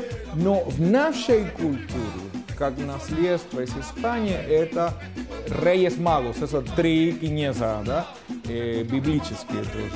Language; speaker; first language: Russian; non-native, fluent; Spanish